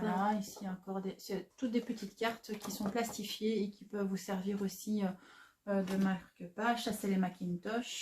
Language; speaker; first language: French; native; French